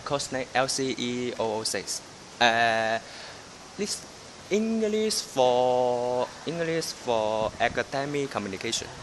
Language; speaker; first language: English; non-native, learner; Chinese